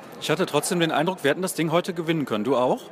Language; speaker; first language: German; native; German